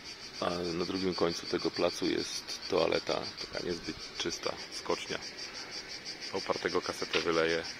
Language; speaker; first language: Polish; native; Polish